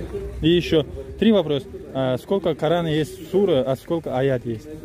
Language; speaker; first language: Russian; non-native, learner; Kyrgyz